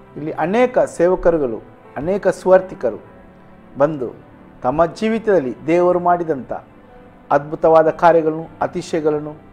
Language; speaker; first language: Kannada; native; Kannada